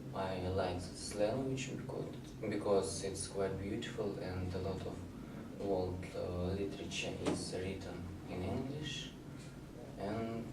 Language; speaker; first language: English; non-native, learner; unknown